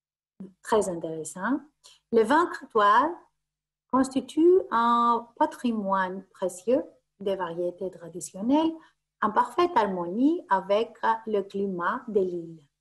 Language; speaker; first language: French; non-native, fluent; Greek